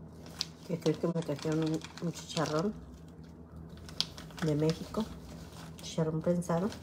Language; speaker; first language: Spanish; native; Spanish